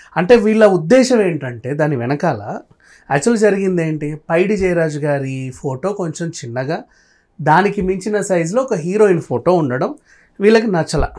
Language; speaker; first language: Telugu; native; Telugu